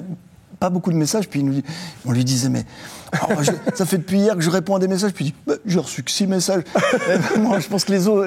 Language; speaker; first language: French; native; French